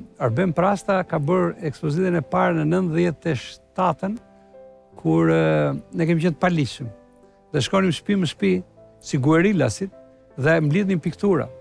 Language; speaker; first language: Albanian; native; Albanian